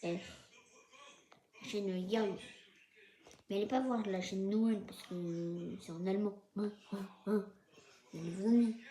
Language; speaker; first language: French; native; French